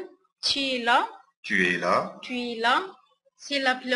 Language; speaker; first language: French; non-native, learner; Arabic